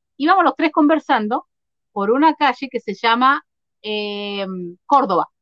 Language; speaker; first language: Spanish; native; Spanish